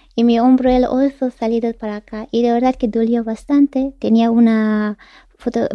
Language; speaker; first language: Spanish; non-native, fluent; Persian